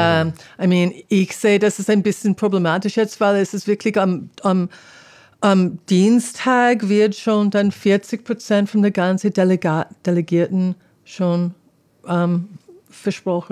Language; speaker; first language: German; non-native, fluent; English